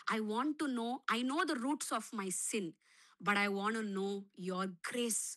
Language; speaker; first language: English; non-native, local second language; Telugu